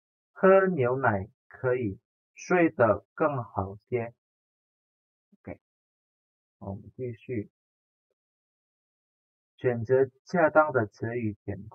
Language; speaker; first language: Chinese; non-native, fluent; Indonesian